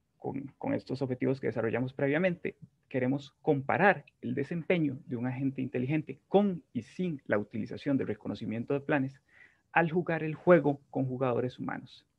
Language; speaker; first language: Spanish; native; Spanish